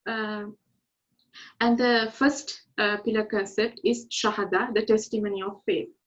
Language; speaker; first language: English; non-native, local second language; Sinhala